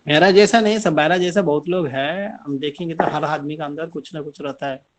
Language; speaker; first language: Hindi; non-native, local second language; Telugu